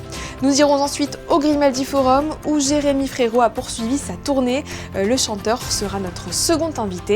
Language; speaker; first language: French; native; French